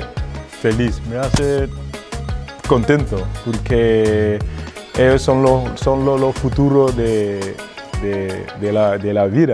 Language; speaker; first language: Spanish; non-native, fluent; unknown